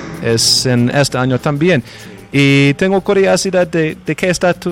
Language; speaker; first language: Spanish; non-native, learner; English